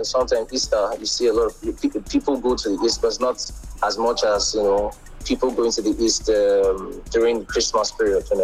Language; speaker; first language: English; non-native, local second language; Igbo